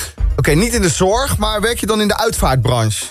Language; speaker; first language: Dutch; native; Dutch